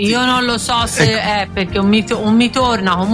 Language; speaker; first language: Italian; native; Italian